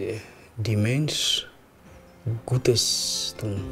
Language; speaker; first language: German; non-native, learner; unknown